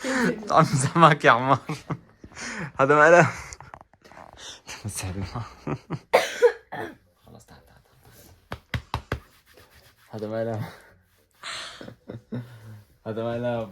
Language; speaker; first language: Arabic; native; Arabic